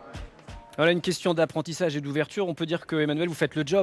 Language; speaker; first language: French; native; French